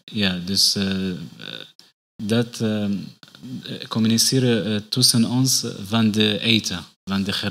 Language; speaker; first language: Dutch; non-native, learner; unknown